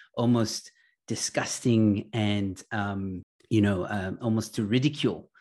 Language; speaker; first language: English; early bilingual, other home language; Arabic